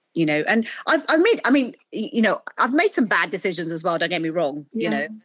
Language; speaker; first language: English; native; English